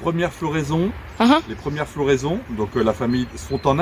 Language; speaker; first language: French; native; French